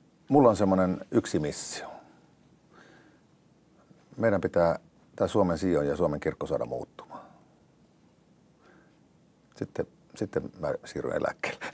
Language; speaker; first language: Finnish; native; Finnish